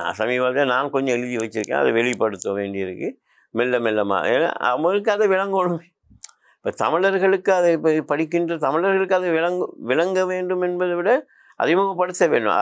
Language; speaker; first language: Tamil; non-native, local second language; Memoni